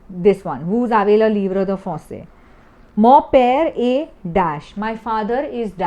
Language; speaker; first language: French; non-native, fluent; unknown